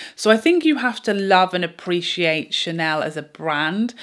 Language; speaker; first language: English; native; English